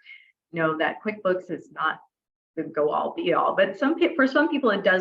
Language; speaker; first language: English; native; English